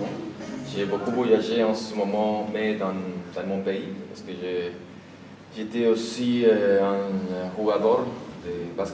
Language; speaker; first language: French; non-native, fluent; Spanish